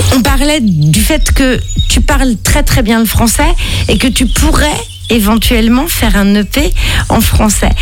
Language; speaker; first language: French; native; French